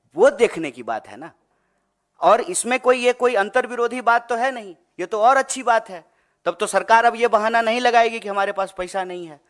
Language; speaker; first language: Hindi; native; Hindi